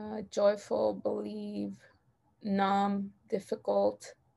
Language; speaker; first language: English; native; English